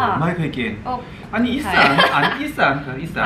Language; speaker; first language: Thai; non-native, learner; Korean